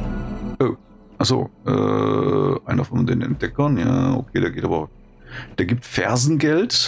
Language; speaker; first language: German; native; German